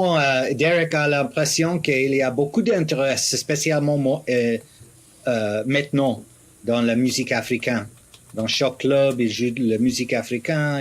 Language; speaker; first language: French; non-native, learner; English